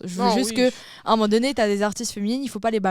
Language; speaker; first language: French; native; French